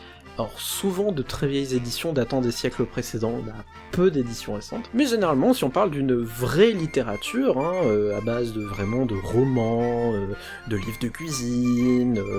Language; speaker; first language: French; native; French